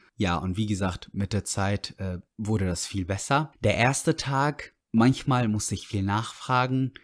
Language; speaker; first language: German; non-native, fluent; Arabic